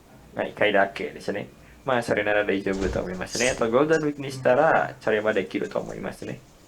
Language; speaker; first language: Japanese; non-native, learner; Indonesian